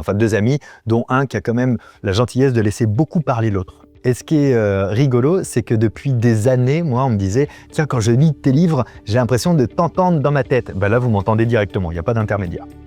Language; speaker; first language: French; native; French